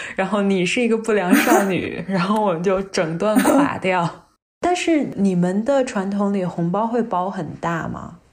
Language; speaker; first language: Chinese; native; Chinese